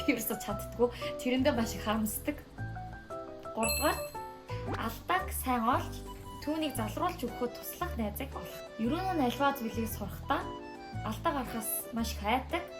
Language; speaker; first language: Mongolian; non-native, fluent; Korean